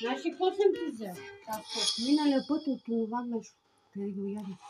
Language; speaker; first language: Bulgarian; early bilingual, other home language; Russian